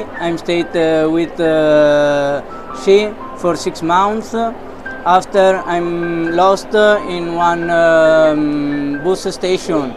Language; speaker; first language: English; non-native, learner; Italian